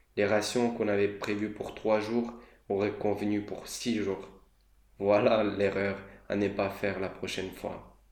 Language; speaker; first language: French; non-native, fluent; Romanian